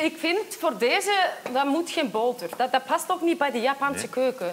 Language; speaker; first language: Dutch; non-native, fluent; Icelandic